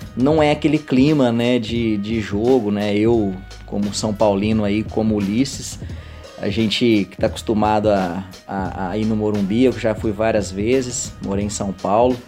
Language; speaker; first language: Portuguese; native; Portuguese